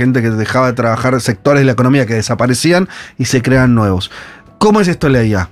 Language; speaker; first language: Spanish; native; Spanish